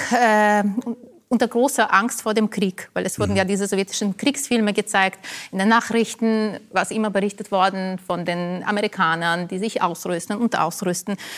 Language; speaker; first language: German; non-native, fluent; Ukrainian